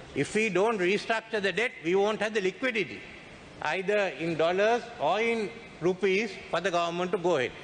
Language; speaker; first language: English; non-native, local second language; Sinhala